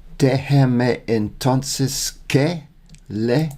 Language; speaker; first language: Spanish; non-native, learner; English